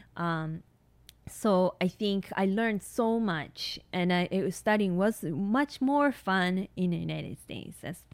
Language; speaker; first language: English; non-native, fluent; Japanese